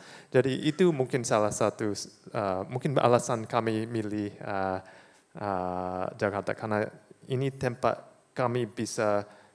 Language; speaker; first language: Indonesian; non-native, fluent; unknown